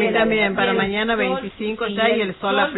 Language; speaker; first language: Spanish; native; Spanish